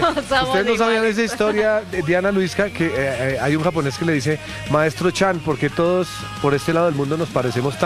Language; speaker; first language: Spanish; native; Spanish